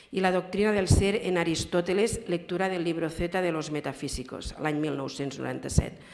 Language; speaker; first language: Catalan; native; Catalan